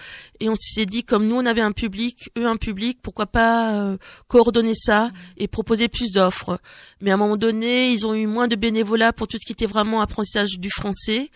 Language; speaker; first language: French; native; French